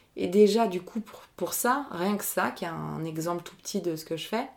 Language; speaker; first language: French; native; French